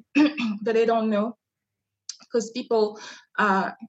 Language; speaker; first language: English; non-native, fluent; French